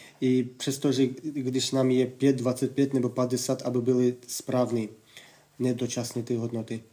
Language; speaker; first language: Czech; non-native, fluent; Russian